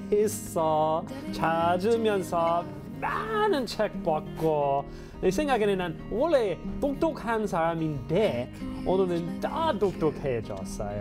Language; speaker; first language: Korean; non-native, fluent; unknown